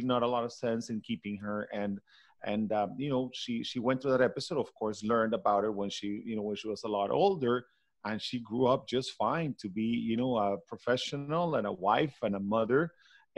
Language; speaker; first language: English; non-native, fluent; Spanish